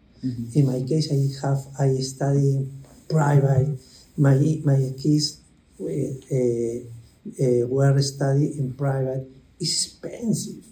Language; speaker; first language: English; non-native, learner; Spanish